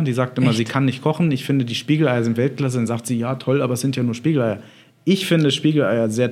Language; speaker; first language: German; native; German